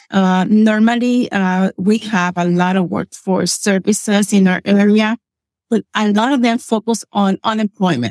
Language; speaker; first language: English; non-native, fluent; Spanish